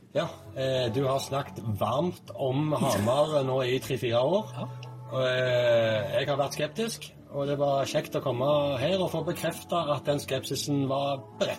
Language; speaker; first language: Norwegian; native; Norwegian